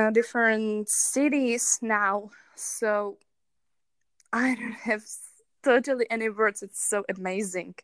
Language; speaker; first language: English; non-native, learner; Czech